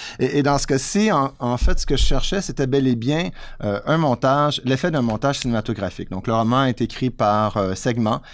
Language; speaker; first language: French; native; French